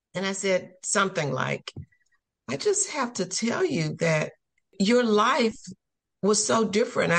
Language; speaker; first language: English; native; English